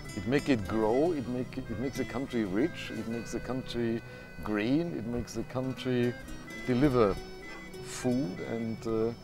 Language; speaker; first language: English; non-native, fluent; German